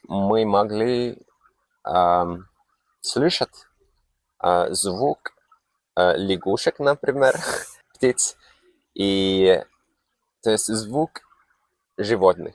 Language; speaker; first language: Russian; non-native, fluent; Finnish